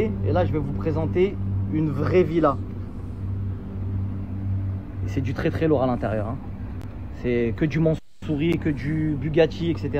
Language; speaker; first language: French; native; French